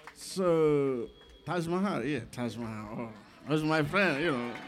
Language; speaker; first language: English; non-native, learner; Bambara